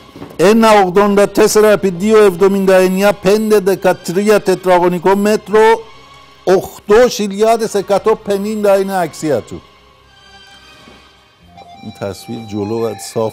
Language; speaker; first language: Greek; non-native, fluent; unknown